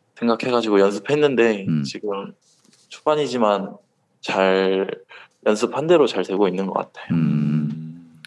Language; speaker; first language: Korean; native; Korean